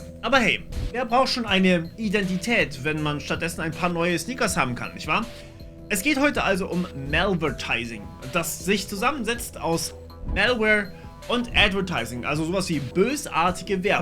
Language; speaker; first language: German; native; German